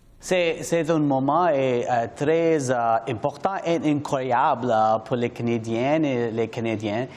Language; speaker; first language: French; non-native, learner; English